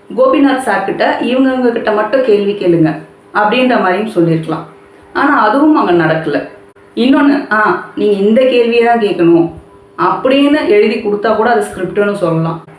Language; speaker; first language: Tamil; non-native, local second language; Telugu